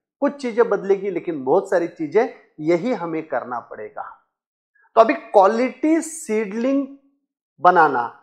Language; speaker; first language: Hindi; non-native, local second language; Marathi